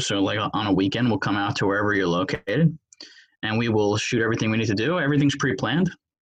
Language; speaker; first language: English; native; English